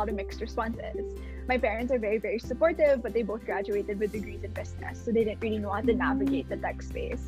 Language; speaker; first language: English; non-native, local second language; Filipino